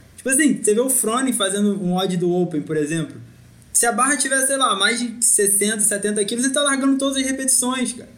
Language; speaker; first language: Portuguese; native; Portuguese